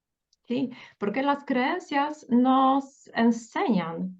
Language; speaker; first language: Spanish; non-native, fluent; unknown